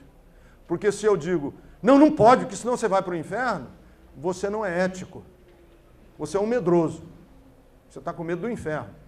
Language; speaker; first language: Portuguese; native; Portuguese